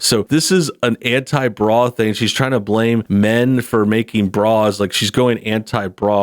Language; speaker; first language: English; native; English